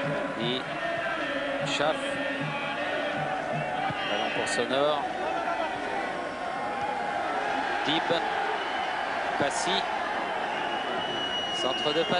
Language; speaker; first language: French; native; French